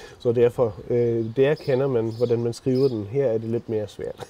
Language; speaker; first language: Danish; non-native, fluent; German